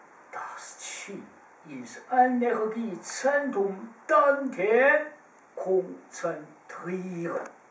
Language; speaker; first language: German; non-native, fluent; Chinese